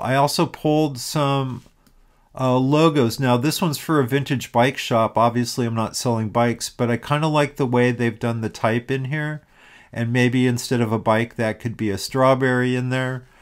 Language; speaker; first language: English; native; English